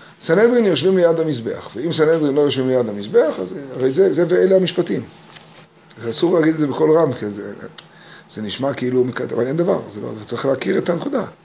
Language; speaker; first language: Hebrew; native; Hebrew